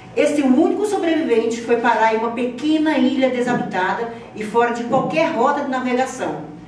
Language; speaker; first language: Portuguese; native; Portuguese